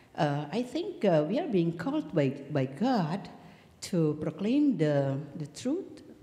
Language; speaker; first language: English; non-native, fluent; Indonesian